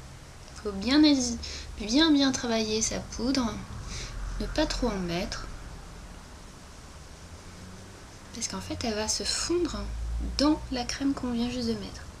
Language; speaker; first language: French; native; French